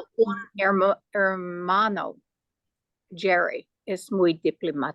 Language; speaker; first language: Spanish; non-native, learner; English